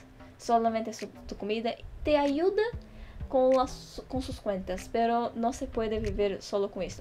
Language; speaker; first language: Spanish; non-native, fluent; Portuguese